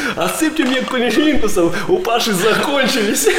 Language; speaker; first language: Russian; native; Russian